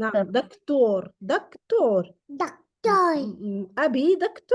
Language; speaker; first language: Arabic; non-native, fluent; Urdu